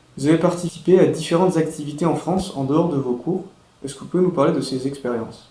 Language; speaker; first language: French; native; French